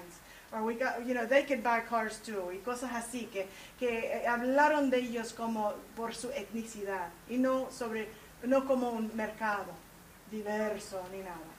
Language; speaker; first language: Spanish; early bilingual, heritage; Spanish